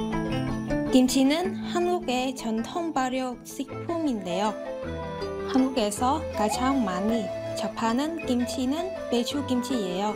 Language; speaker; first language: Korean; non-native, fluent; Vietnamese